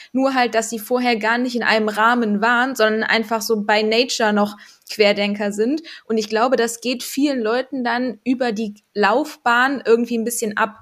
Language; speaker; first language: German; native; German